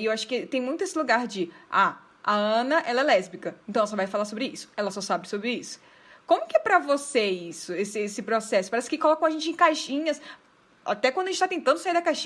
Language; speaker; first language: Portuguese; native; Portuguese